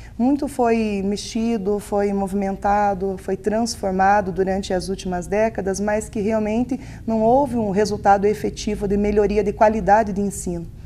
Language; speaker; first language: Portuguese; native; Portuguese